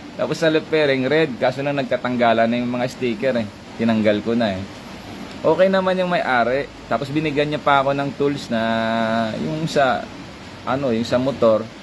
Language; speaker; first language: Filipino; non-native, local second language; Hiligaynon